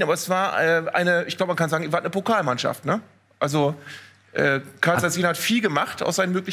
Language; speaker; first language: German; native; German